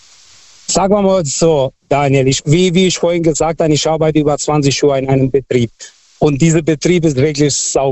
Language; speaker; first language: German; non-native, fluent; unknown